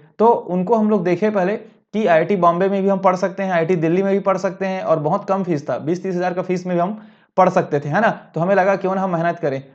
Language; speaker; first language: Hindi; native; Hindi